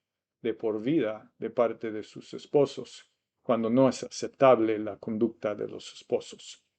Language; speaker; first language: Spanish; non-native, fluent; English